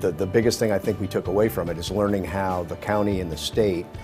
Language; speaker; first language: English; native; English